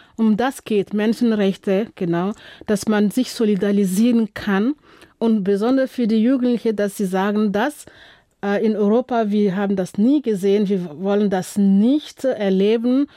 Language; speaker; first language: German; non-native, fluent; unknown